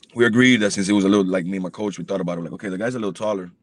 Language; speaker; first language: English; early bilingual, other home language; Spanish